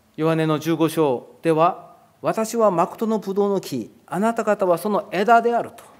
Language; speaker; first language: Japanese; non-native, fluent; Korean